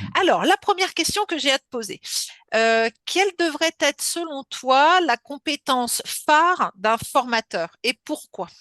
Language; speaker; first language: French; native; French